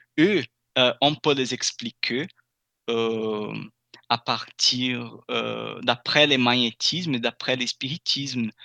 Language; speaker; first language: French; non-native, fluent; Portuguese